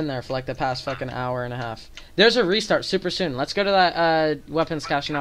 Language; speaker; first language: English; native; English